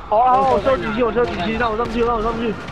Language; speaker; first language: Chinese; native; Chinese